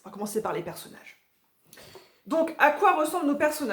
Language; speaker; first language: French; native; French